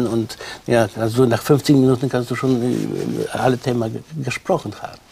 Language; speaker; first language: German; non-native, fluent; Polish